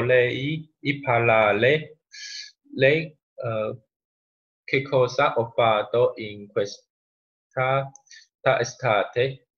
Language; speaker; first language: Italian; non-native, learner; Chinese